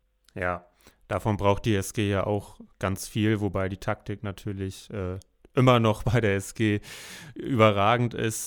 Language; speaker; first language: German; native; German